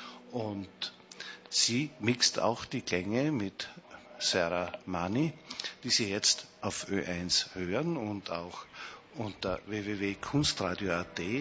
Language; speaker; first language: German; native; German